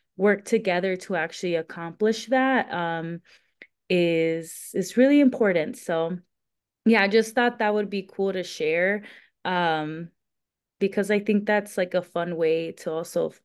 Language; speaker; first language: English; native; English